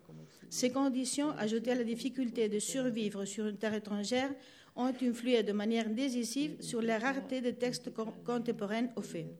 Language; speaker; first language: French; non-native, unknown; Spanish